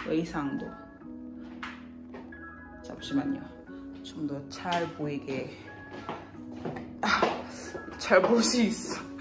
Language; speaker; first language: Korean; non-native, fluent; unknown